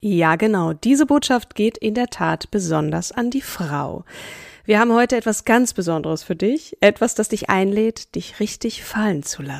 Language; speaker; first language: German; native; German